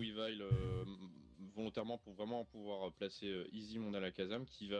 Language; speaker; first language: French; native; French